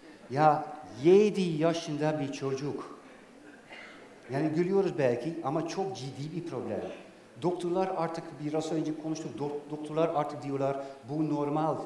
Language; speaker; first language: Turkish; non-native, fluent; Dutch